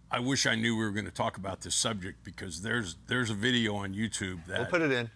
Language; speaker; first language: English; native; English